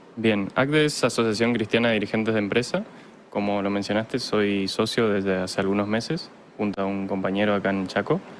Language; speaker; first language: Spanish; native; Spanish